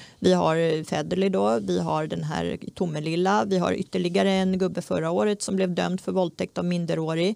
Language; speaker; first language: Swedish; early bilingual, other home language; Czech